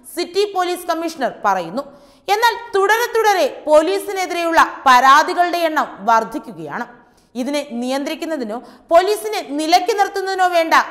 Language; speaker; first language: Malayalam; native; Malayalam